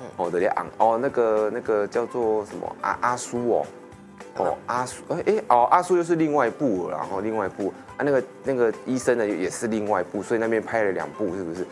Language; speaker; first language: Chinese; native; Chinese